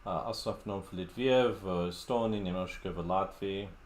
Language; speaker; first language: Russian; non-native, fluent; English